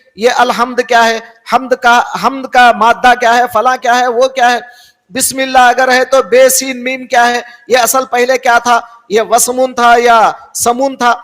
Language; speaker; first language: Urdu; native; Urdu